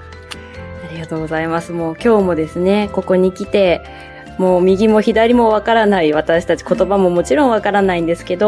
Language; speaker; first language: Japanese; native; Japanese